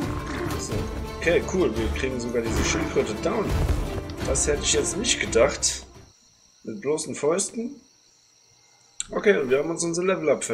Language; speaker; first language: German; native; German